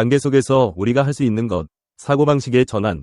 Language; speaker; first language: Korean; native; Korean